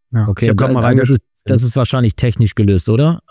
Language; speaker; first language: German; native; German